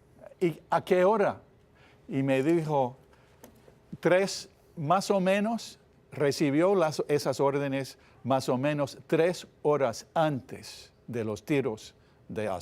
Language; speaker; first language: Spanish; non-native, fluent; English